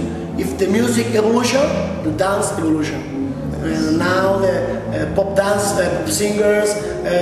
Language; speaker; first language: English; non-native, local second language; Spanish